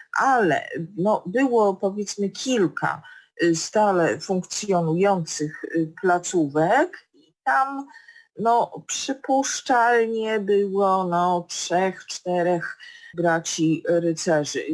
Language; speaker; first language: Polish; native; Polish